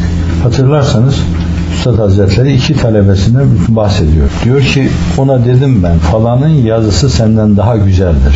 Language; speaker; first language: Turkish; native; Turkish